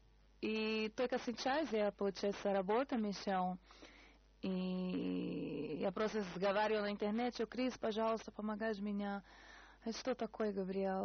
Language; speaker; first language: Russian; non-native, learner; Portuguese